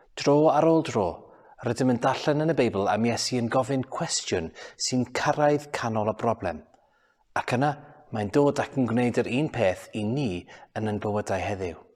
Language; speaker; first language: Welsh; non-native, local second language; English